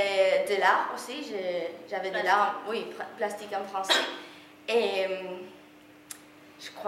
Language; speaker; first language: French; non-native, learner; Spanish